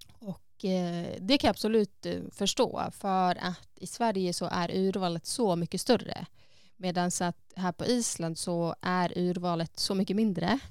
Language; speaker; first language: Swedish; native; Swedish